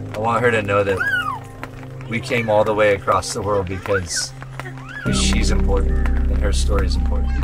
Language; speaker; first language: English; native; English